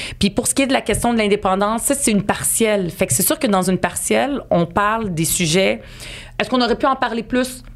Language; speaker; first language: French; early bilingual, other home language; Arabic